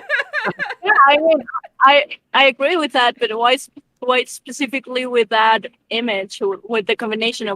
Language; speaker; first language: English; non-native, fluent; Spanish